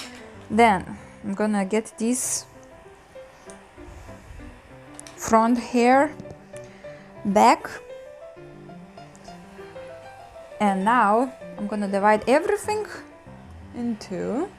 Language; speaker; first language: English; non-native, fluent; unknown